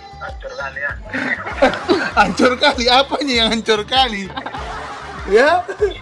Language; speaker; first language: Indonesian; native; Indonesian